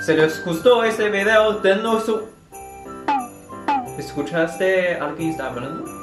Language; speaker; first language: Spanish; non-native, learner; Chinese